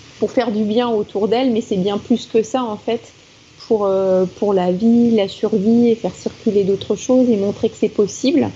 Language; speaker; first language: French; native; French